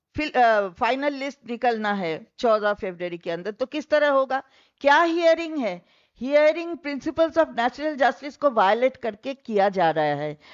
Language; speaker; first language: Hindi; non-native, local second language; Bangla